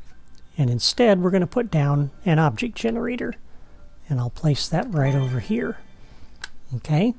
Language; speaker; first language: English; native; English